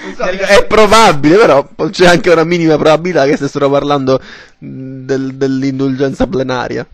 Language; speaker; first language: Italian; native; Italian